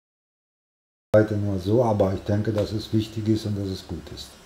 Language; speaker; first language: German; non-native, fluent; Italian